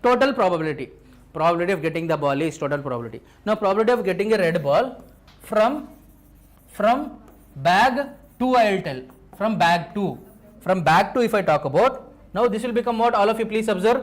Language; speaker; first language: English; non-native, local second language; Telugu